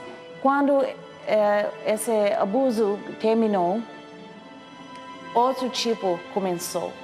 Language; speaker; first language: Portuguese; non-native, learner; English